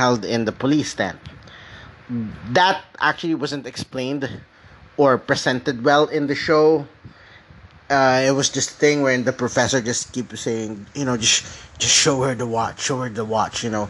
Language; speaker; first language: English; non-native, local second language; Filipino